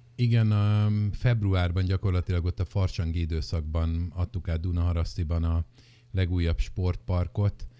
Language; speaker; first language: Hungarian; native; Hungarian